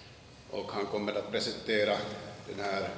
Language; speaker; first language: Swedish; non-native, local second language; Finnish